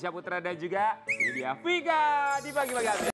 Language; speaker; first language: Indonesian; native; Indonesian